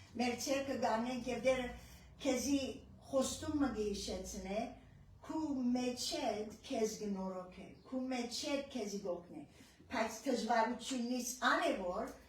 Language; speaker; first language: Armenian; early bilingual, heritage; Armenian